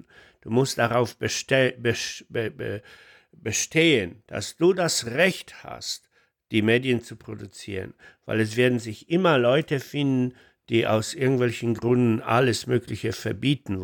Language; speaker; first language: German; non-native, fluent; Polish